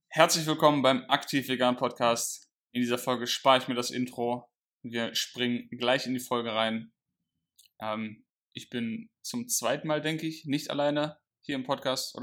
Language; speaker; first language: German; native; German